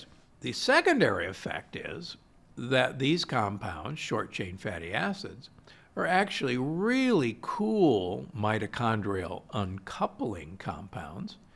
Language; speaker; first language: English; native; English